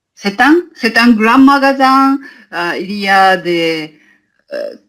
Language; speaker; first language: French; non-native, learner; Japanese